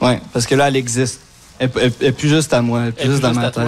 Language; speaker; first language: French; native; French